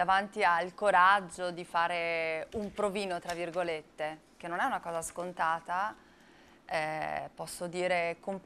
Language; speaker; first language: Italian; native; Italian